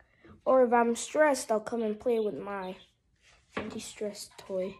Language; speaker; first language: English; native; English